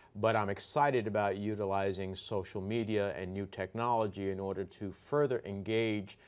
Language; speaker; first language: English; early bilingual, other home language; Spanish